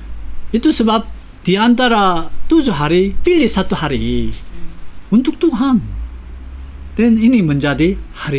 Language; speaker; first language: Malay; non-native, fluent; Korean